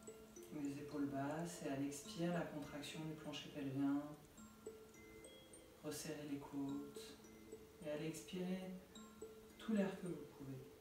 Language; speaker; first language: French; native; French